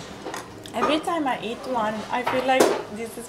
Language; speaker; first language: English; non-native, fluent; Italian